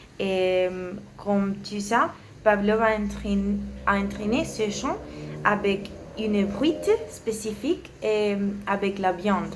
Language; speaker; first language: French; non-native, learner; Spanish